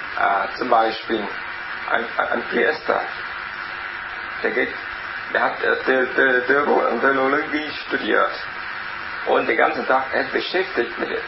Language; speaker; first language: German; non-native, learner; Vietnamese